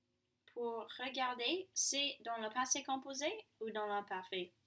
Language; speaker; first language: French; non-native, fluent; English